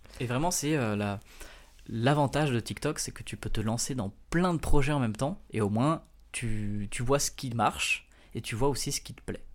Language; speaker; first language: French; native; French